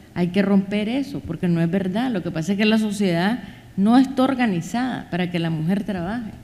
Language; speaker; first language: Spanish; native; Spanish